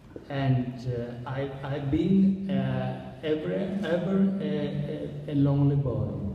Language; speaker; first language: English; non-native, learner; Italian